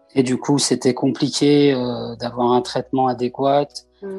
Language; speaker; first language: French; early bilingual, other home language; Persian